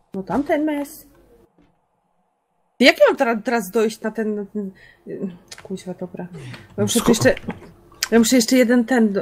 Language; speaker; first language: Polish; native; Polish